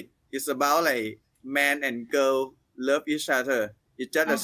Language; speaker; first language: English; non-native, learner; Thai